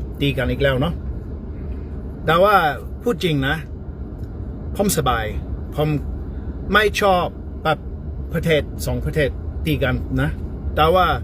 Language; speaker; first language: Thai; non-native, learner; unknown